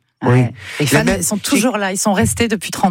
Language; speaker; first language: French; native; French